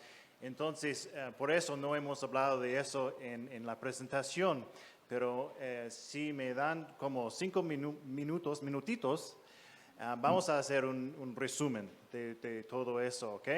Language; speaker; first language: Spanish; non-native, fluent; English